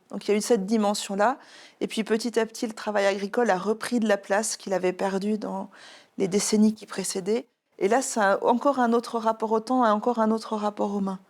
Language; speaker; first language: French; native; French